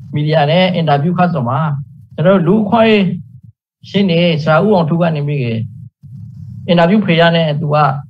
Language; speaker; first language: Burmese; native; Burmese